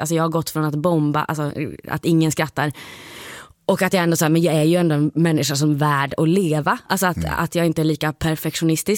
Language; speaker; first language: Swedish; native; Swedish